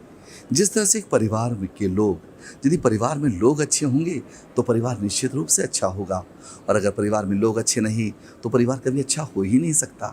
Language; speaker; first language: Hindi; native; Hindi